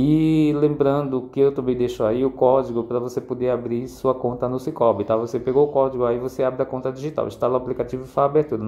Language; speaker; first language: Portuguese; native; Portuguese